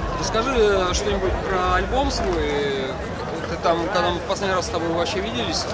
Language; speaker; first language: Russian; native; Russian